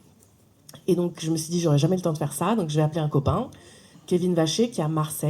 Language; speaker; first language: French; native; French